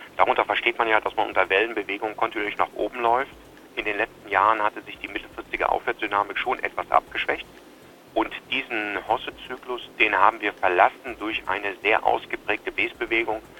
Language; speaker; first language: German; native; German